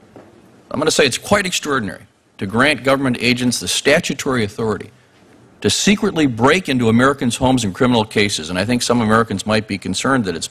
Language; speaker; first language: English; native; English